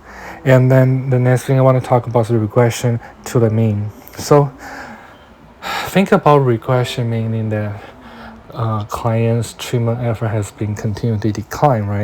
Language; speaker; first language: English; non-native, fluent; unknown